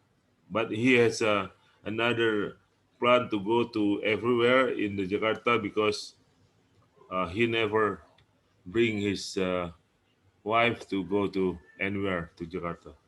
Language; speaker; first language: English; non-native, learner; Indonesian